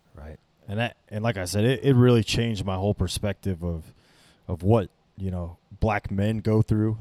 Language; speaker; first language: English; native; English